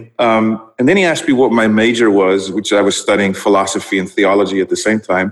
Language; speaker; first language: English; non-native, local second language; Dutch